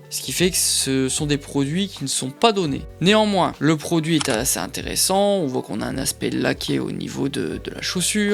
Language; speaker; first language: French; native; French